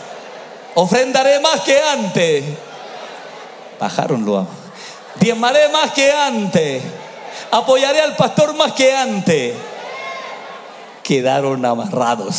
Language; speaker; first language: Spanish; native; Spanish